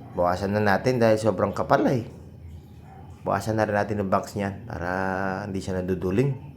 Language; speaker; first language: Filipino; native; Filipino